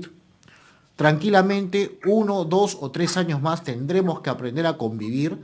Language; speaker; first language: Spanish; native; Spanish